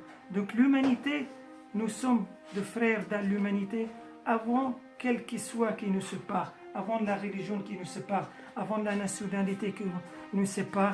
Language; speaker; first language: French; non-native, fluent; Arabic